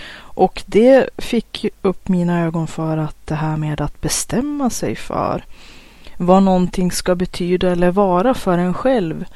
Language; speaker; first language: Swedish; native; Swedish